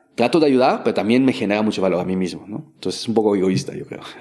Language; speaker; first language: Spanish; non-native, fluent; French